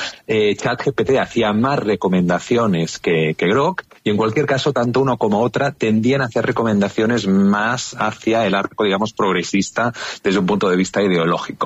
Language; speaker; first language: Spanish; native; Spanish